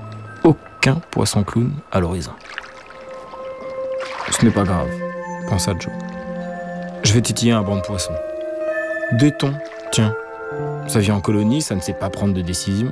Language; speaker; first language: French; native; French